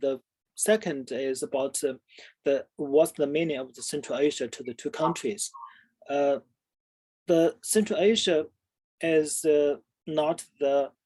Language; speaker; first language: English; non-native, fluent; Chinese